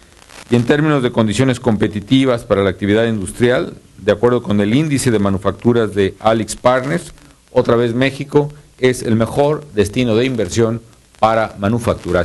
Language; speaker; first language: Spanish; native; Spanish